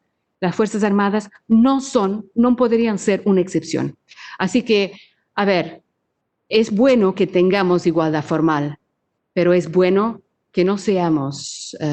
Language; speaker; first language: Spanish; non-native, fluent; Portuguese